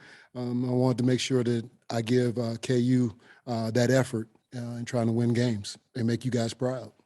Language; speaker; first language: English; native; English